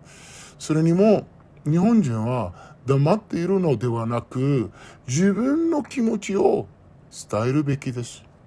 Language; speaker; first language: Japanese; non-native, learner; Arabic